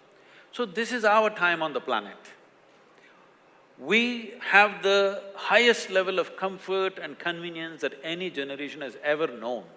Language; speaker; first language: English; non-native, local second language; Kannada